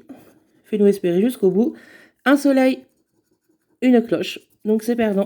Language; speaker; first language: French; native; French